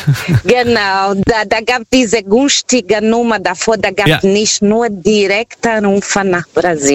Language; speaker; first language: German; non-native, fluent; Portuguese